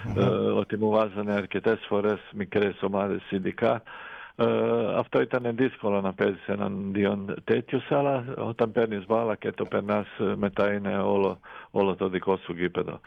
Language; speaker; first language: Greek; non-native, fluent; Croatian